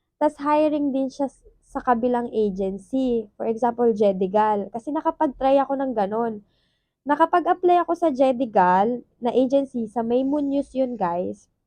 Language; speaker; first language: Filipino; native; Filipino